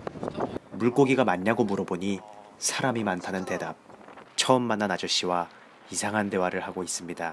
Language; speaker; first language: Korean; native; Korean